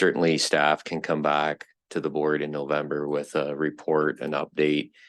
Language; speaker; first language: English; native; English